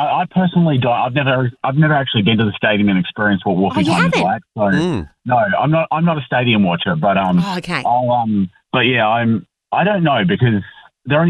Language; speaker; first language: English; native; English